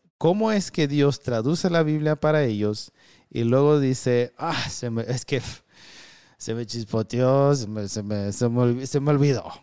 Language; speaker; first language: Spanish; early bilingual, heritage; Spanish